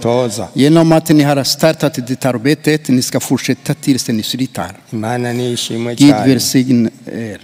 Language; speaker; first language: Swedish; non-native, fluent; Rundi